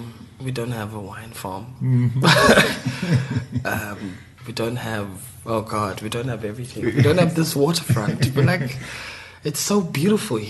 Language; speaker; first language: English; non-native, local second language; Southern Sotho